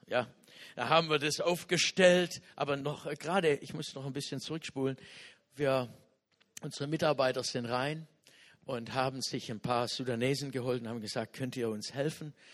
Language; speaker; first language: German; non-native, fluent; English